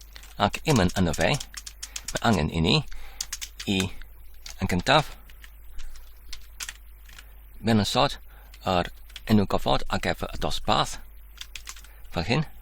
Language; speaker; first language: Welsh; non-native, learner; Polish